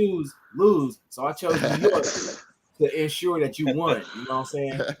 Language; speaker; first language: English; native; English